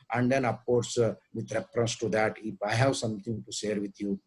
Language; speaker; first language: English; non-native, local second language; Marathi